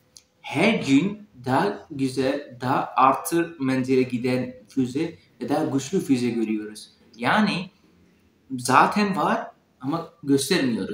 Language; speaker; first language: Turkish; non-native, fluent; Urdu